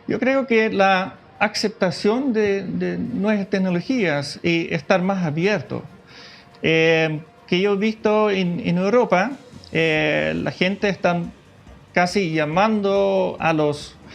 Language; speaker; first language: Spanish; non-native, fluent; Dutch